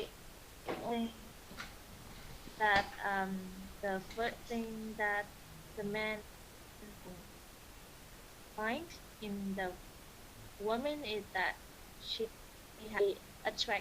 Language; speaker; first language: English; non-native, learner; Vietnamese